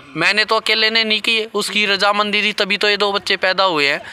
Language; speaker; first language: Hindi; native; Hindi